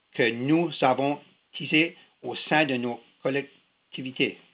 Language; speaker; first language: French; native; French